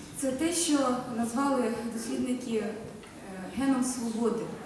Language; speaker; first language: Ukrainian; native; Ukrainian